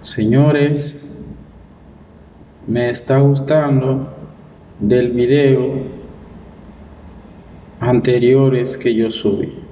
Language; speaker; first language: Spanish; non-native, learner; Haitian Creole